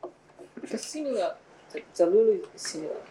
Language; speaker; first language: English; non-native, learner; Japanese